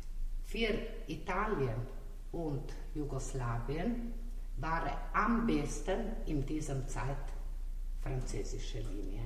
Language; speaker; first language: German; non-native, learner; Slovenian